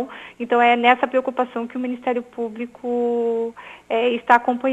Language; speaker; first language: Portuguese; native; Portuguese